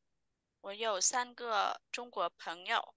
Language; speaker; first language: Chinese; non-native, fluent; Vietnamese